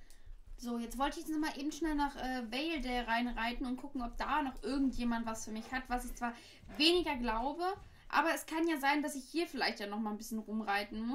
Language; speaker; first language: German; native; German